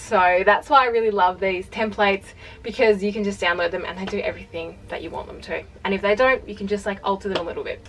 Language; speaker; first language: English; native; English